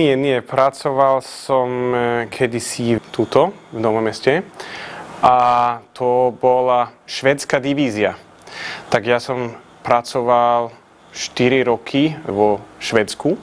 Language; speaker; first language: Slovak; non-native, fluent; Swedish